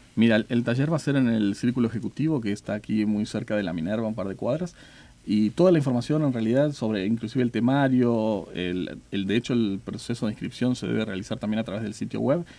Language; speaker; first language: Spanish; native; Spanish